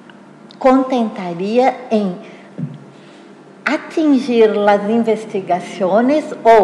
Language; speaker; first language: Spanish; non-native, fluent; Portuguese